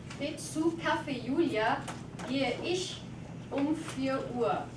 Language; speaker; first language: German; non-native, fluent; English